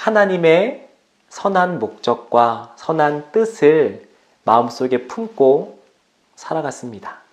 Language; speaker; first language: Korean; native; Korean